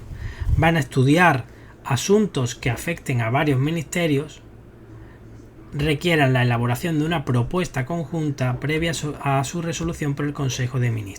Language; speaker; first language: Spanish; native; Spanish